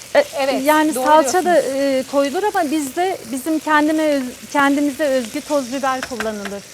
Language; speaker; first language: Turkish; native; Turkish